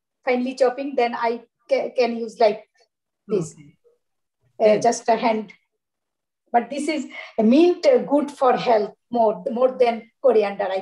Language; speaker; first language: English; non-native, learner; Bangla